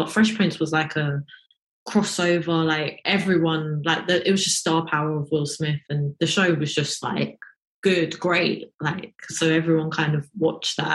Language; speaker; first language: English; native; English